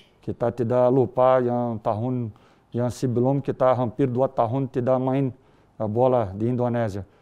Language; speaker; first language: Indonesian; non-native, learner; Portuguese